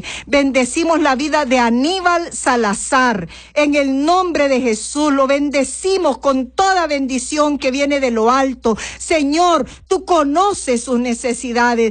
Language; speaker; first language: Spanish; native; Spanish